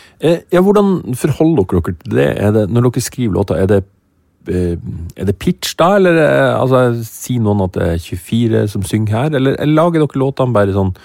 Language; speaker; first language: Norwegian; native; Norwegian